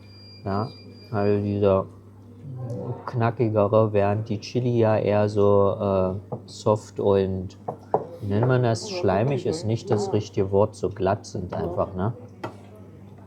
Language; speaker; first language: German; early bilingual, other home language; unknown